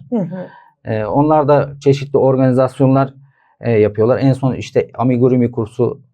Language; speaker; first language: Turkish; native; Turkish